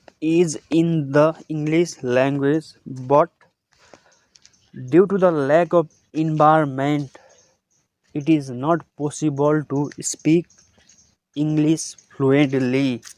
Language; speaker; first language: English; non-native, local second language; Nepali